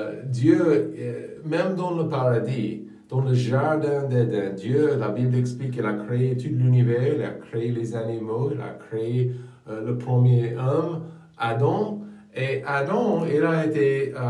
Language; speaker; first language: French; non-native, fluent; English